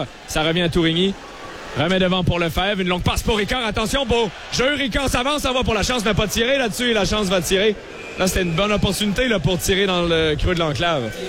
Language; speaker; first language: French; native; French